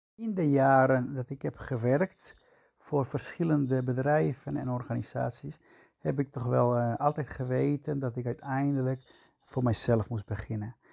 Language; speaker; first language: Dutch; non-native, fluent; Spanish